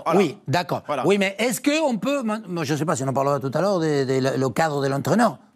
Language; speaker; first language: French; non-native, fluent; Spanish